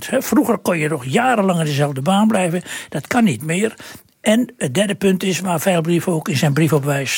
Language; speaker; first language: Dutch; native; Dutch